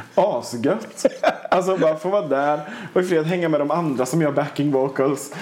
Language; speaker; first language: Swedish; native; Swedish